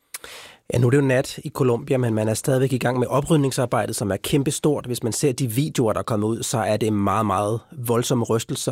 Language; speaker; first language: Danish; native; Danish